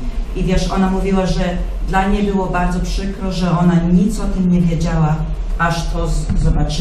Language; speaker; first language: Polish; early bilingual, heritage; English